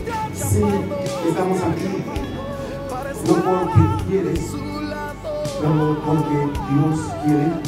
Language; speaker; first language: Spanish; non-native, learner; Haitian Creole